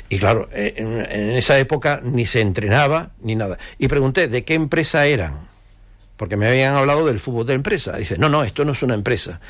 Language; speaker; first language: Spanish; native; Spanish